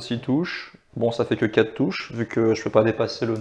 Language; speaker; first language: French; native; French